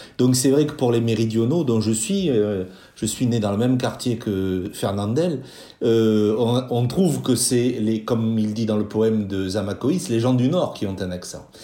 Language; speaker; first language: French; native; French